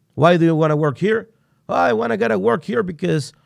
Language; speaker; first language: English; non-native, learner; Spanish